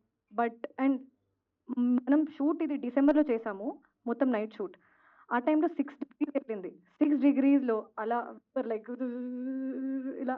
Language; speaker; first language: Telugu; non-native, fluent; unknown